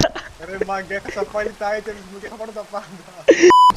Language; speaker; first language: Greek; native; Greek